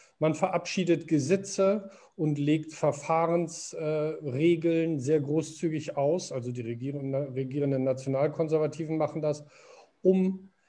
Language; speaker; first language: German; native; German